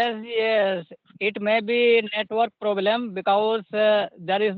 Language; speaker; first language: English; non-native, learner; Santali